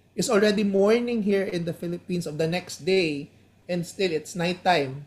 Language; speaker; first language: English; non-native, local second language; Hiligaynon